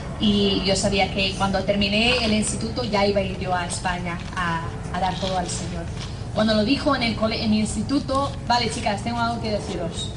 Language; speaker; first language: Spanish; non-native, fluent; English